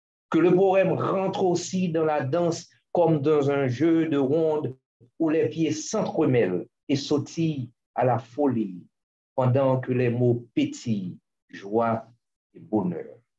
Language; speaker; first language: French; native; French